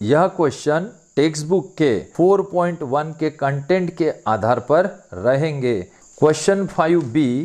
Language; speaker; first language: Hindi; non-native, local second language; Marathi